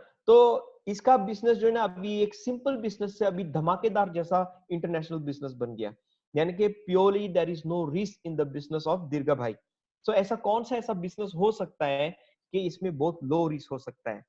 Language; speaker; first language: Hindi; native; Hindi